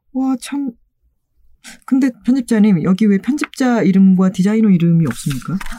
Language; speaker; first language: Korean; native; Korean